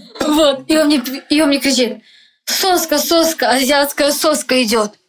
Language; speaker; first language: Russian; non-native, local second language; Tajik